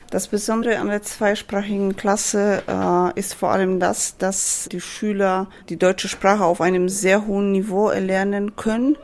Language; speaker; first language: German; non-native, fluent; Polish